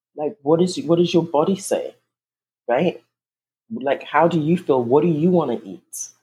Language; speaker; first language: English; native; English